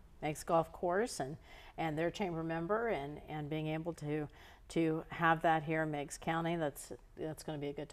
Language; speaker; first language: English; native; English